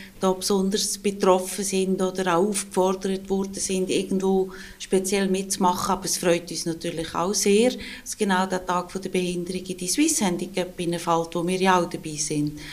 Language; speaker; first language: German; native; German